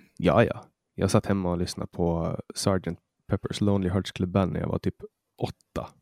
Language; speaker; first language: Swedish; native; Swedish